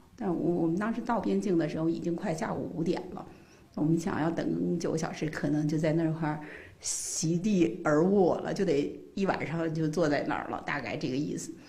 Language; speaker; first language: Chinese; native; Chinese